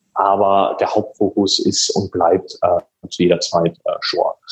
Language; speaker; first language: German; native; German